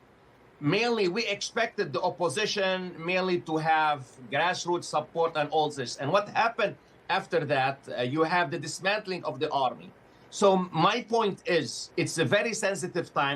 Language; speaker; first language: English; non-native, fluent; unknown